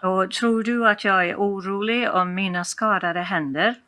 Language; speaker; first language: Swedish; non-native, fluent; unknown